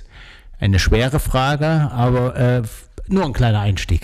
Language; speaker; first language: German; native; German